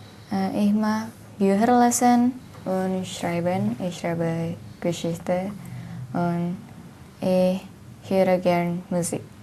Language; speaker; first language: German; non-native, learner; Indonesian